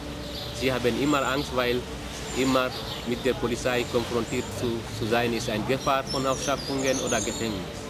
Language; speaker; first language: German; non-native, fluent; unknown